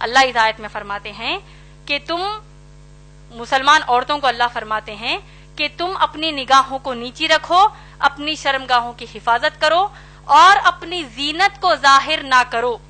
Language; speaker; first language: Urdu; native; Urdu